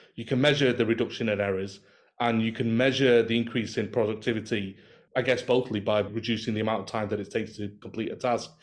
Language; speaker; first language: English; native; English